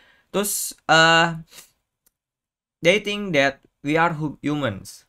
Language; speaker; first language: English; non-native, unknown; Indonesian